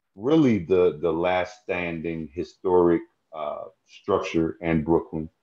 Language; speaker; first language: English; native; English